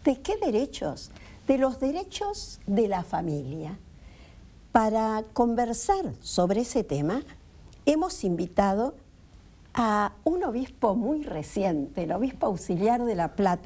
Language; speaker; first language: Spanish; native; Spanish